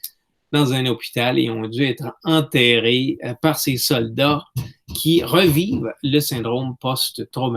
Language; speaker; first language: French; native; French